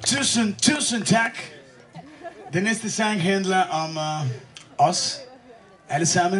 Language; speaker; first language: Danish; non-native, learner; Spanish